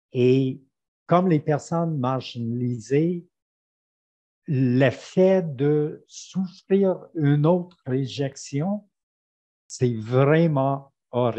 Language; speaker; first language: French; non-native, fluent; English